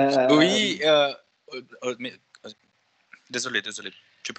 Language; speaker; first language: French; non-native, learner; Portuguese